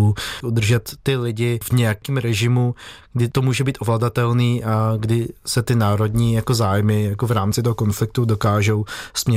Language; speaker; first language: Czech; early bilingual, other home language; Vietnamese